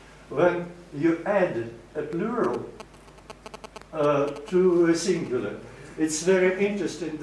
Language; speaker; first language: English; non-native, fluent; Russian